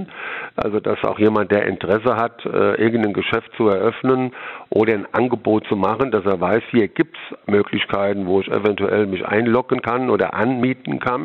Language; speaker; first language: German; native; German